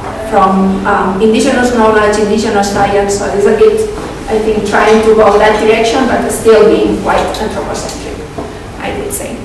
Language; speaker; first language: English; non-native, fluent; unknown